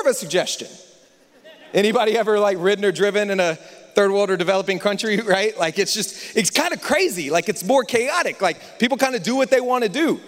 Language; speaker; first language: English; native; English